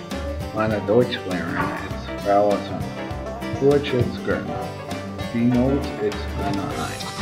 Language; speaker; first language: German; non-native, learner; English